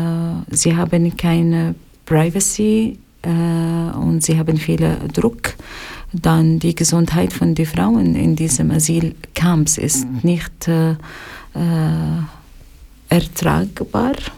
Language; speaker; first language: German; non-native, learner; Arabic